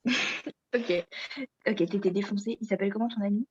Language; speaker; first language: French; native; French